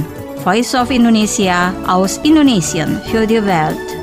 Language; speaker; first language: German; non-native, fluent; Indonesian